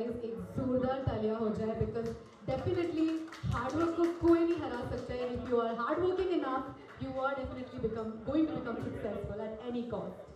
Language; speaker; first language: Hindi; native; Hindi